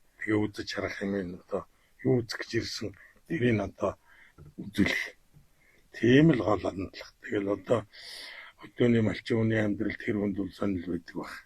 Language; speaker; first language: Mongolian; native; Mongolian